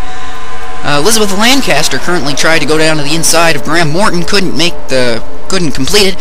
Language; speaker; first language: English; native; English